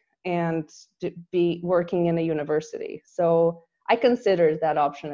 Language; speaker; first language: English; non-native, fluent; Portuguese